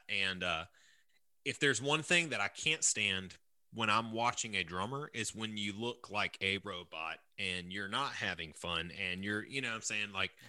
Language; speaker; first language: English; native; English